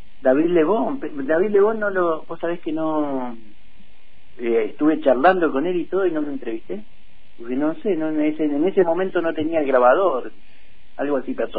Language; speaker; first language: Spanish; native; Spanish